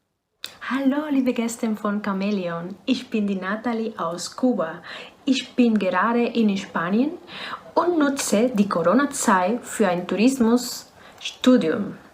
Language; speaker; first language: German; non-native, fluent; Spanish